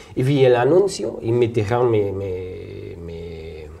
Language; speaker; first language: Spanish; non-native, fluent; German